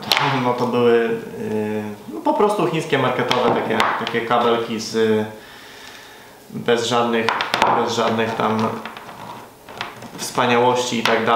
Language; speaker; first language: Polish; native; Polish